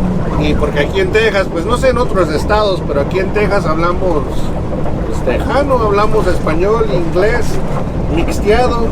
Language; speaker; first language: Spanish; early bilingual, heritage; Spanish